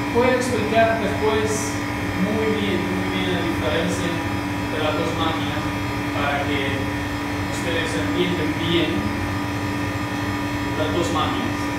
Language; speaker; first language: Spanish; non-native, learner; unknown